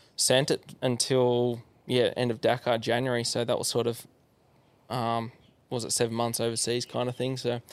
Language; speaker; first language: English; native; English